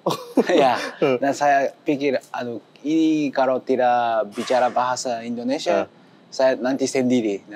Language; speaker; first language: Indonesian; non-native, learner; Japanese